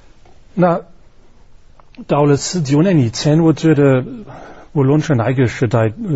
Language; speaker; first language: Chinese; non-native, fluent; German